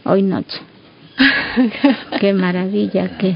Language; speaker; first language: Spanish; non-native, local second language; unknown